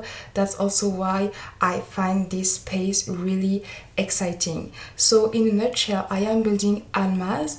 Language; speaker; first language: English; non-native, fluent; French